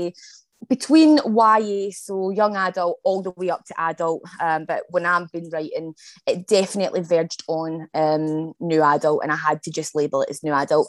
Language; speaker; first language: English; native; English